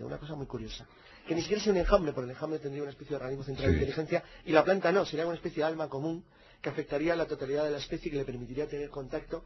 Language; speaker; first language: Spanish; native; Spanish